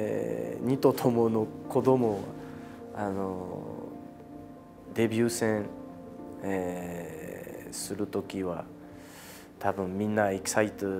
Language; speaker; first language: Japanese; non-native, fluent; French